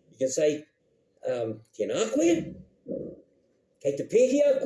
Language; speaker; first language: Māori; non-native, local second language; English